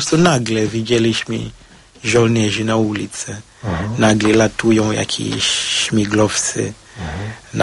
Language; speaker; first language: Polish; non-native, learner; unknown